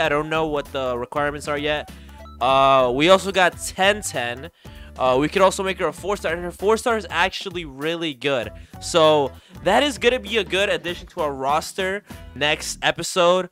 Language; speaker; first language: English; early bilingual, other home language; Spanish